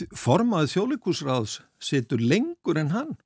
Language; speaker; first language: Icelandic; native; Icelandic